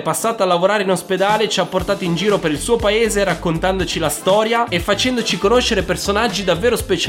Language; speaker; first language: Italian; native; Italian